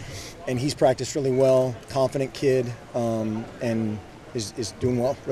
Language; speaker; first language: English; native; English